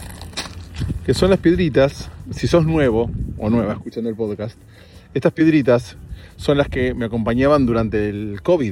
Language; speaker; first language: Spanish; native; Spanish